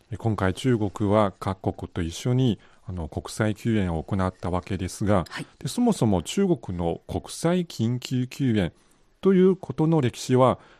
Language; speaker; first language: Japanese; non-native, fluent; Chinese